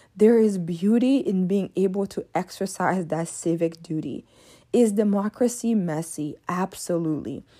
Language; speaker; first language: English; early bilingual, other home language; French